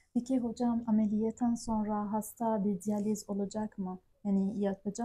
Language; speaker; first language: Turkish; non-native, fluent; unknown